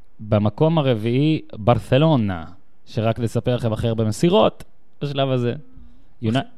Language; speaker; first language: Hebrew; native; Hebrew